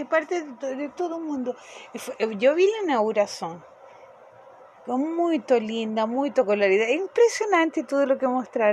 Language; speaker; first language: Portuguese; non-native, fluent; Spanish